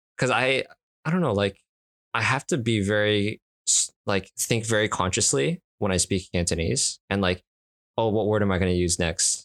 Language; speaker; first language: English; native; English